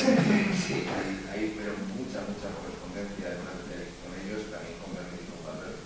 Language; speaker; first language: Spanish; native; Spanish